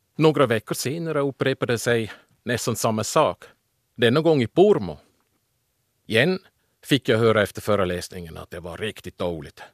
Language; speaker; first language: Swedish; non-native, fluent; German